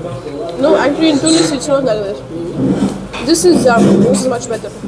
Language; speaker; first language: English; non-native, local second language; Arabic